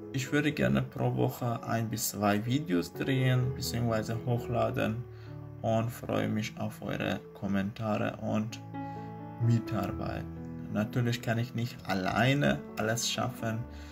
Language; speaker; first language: German; non-native, fluent; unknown